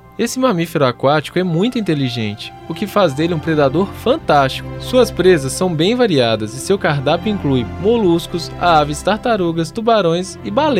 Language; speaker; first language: Portuguese; native; Portuguese